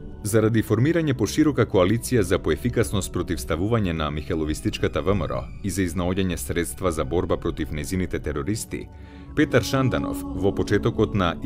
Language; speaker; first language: Macedonian; native; Macedonian